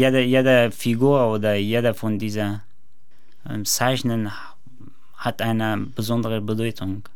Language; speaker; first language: German; non-native, learner; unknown